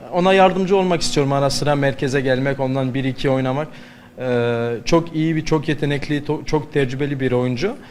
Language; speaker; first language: Turkish; non-native, learner; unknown